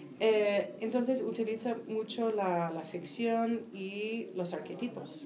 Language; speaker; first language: Spanish; non-native, fluent; English